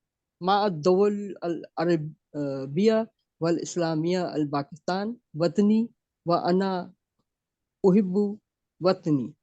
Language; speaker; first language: Arabic; non-native, learner; Urdu